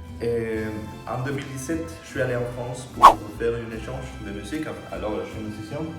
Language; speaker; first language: French; non-native, fluent; Spanish